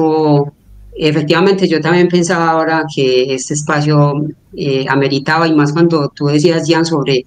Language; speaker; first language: Spanish; native; Spanish